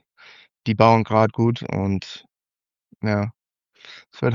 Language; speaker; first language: German; non-native, learner; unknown